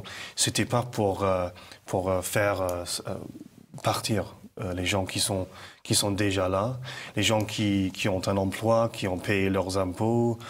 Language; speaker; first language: French; non-native, fluent; English